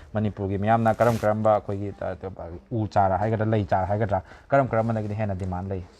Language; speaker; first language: Manipuri; native; Manipuri